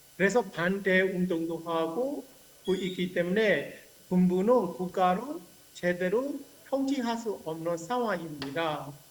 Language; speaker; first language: Korean; non-native, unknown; Burmese